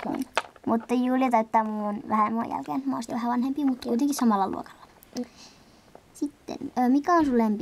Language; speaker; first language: Finnish; native; Finnish